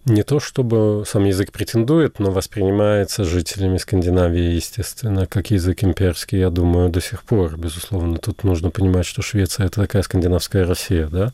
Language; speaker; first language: Russian; native; Russian